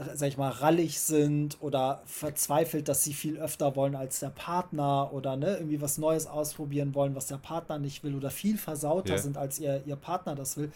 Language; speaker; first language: German; native; German